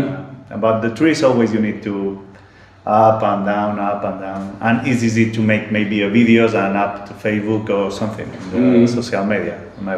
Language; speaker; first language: English; non-native, learner; Spanish